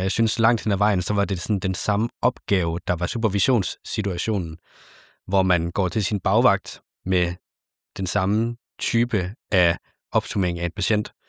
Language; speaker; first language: Danish; native; Danish